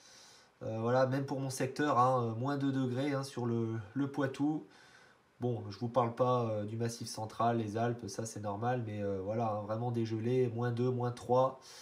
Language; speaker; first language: French; native; French